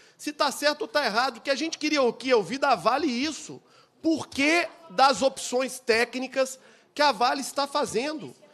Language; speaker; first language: Portuguese; native; Portuguese